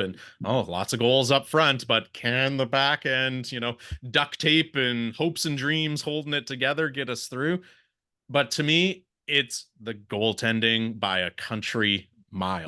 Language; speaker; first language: English; native; English